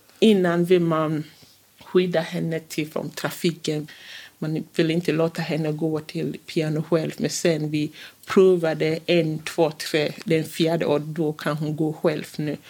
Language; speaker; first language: Swedish; non-native, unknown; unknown